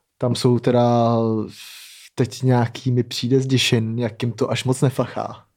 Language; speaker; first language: Czech; native; Czech